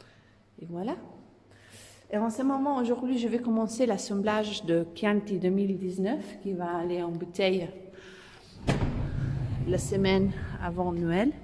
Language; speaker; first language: French; non-native, learner; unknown